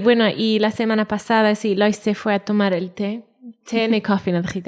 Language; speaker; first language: Spanish; non-native, fluent; Welsh